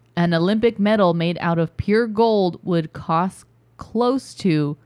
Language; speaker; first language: English; early bilingual, other home language; Filipino